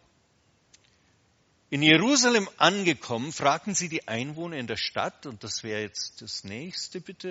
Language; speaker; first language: German; native; German